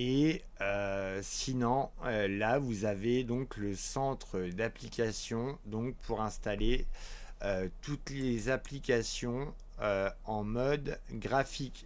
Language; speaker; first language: French; native; French